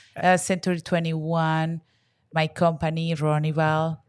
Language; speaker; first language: English; non-native, learner; Spanish